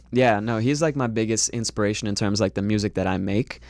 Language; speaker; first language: English; native; English